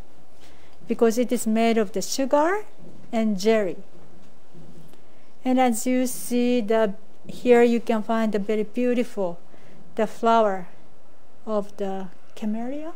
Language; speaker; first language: English; non-native, fluent; Japanese